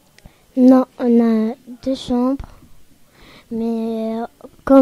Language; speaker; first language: French; early bilingual, other home language; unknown